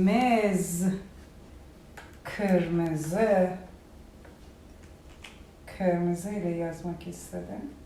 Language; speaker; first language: Turkish; non-native, fluent; Persian